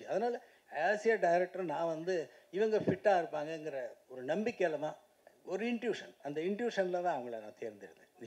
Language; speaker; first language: Tamil; native; Tamil